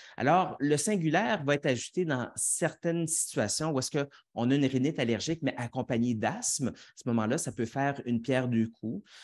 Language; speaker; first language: French; native; French